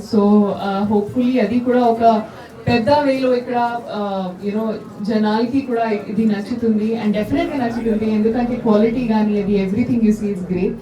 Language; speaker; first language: Telugu; non-native, fluent; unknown